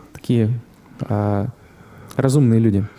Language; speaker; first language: Russian; native; Russian